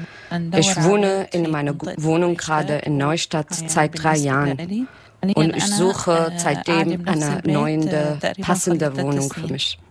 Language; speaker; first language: German; non-native, learner; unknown